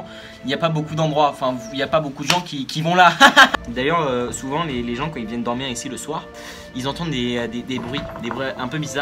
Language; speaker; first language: French; native; French